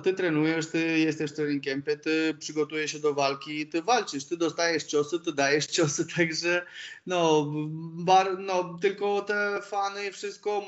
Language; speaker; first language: Polish; non-native, fluent; Romanian